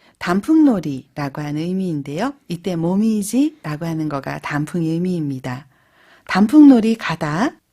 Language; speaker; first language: Korean; native; Korean